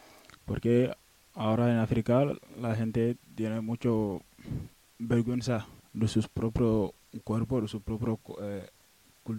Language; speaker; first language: Spanish; non-native, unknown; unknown